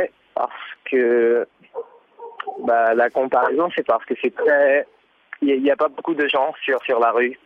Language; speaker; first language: French; non-native, fluent; Burmese